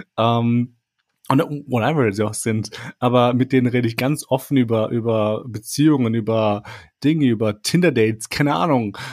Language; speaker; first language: German; early bilingual, other home language; Albanian